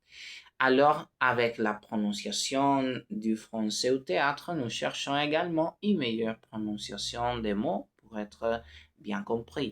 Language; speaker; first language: French; non-native, learner; Spanish